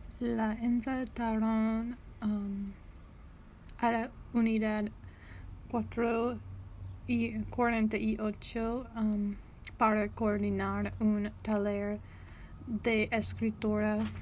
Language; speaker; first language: Spanish; non-native, learner; English